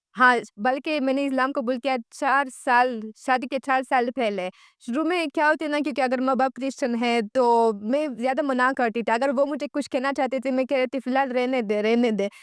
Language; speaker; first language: Urdu; non-native, fluent; Romanian